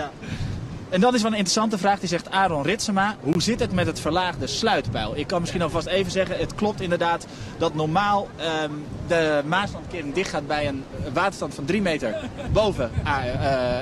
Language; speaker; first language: Dutch; native; Dutch